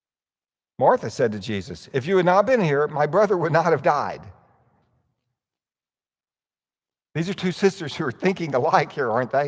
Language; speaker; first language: English; native; English